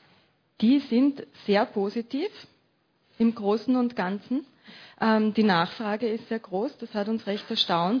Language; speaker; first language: German; native; German